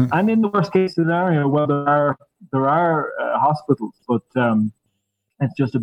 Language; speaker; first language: English; native; English